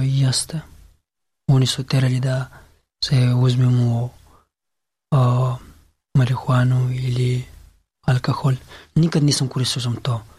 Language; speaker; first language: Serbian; non-native, learner; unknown